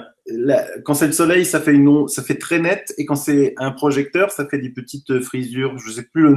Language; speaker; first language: French; native; French